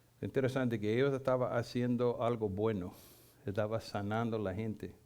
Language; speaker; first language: Spanish; non-native, fluent; English